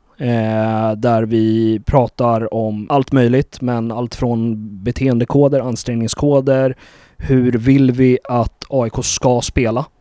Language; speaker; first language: Swedish; native; Swedish